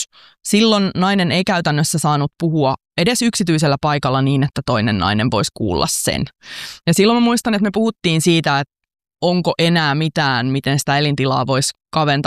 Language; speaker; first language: Finnish; native; Finnish